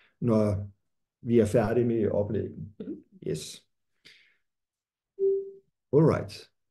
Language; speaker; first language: Danish; non-native, fluent; German